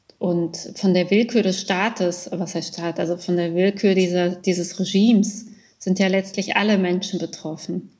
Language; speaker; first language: German; early bilingual, other home language; Persian